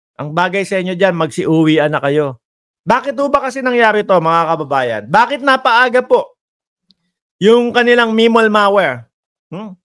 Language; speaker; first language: Filipino; native; Filipino